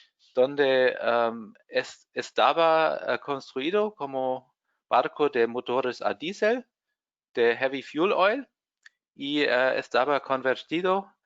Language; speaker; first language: Spanish; non-native, fluent; German